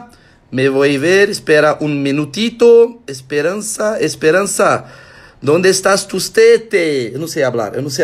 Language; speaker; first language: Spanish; non-native, learner; Portuguese